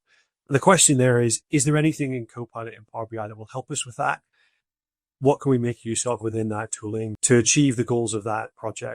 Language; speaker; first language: English; native; English